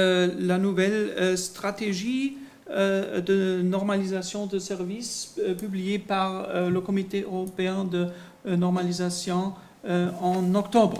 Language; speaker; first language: French; non-native, fluent; German